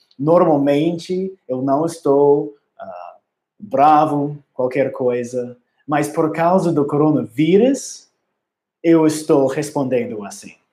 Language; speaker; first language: Portuguese; non-native, learner; English